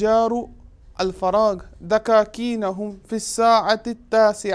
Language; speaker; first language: Arabic; non-native, fluent; Urdu